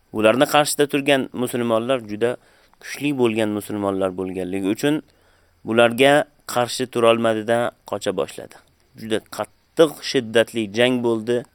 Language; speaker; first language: Uzbek; native; Uzbek